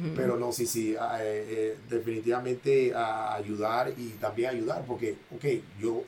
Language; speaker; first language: English; non-native, fluent; Spanish